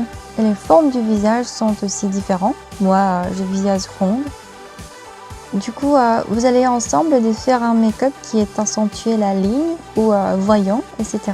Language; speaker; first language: French; non-native, learner; Korean